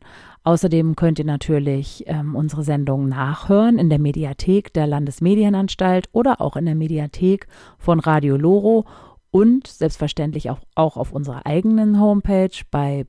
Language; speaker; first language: German; native; German